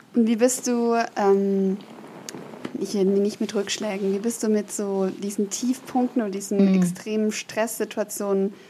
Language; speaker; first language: German; native; German